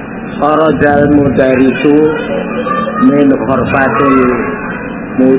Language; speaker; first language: Arabic; non-native, learner; Indonesian